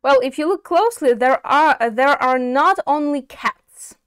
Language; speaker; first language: English; non-native, fluent; Ukrainian